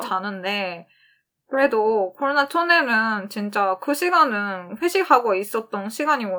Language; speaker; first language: Korean; non-native, fluent; Japanese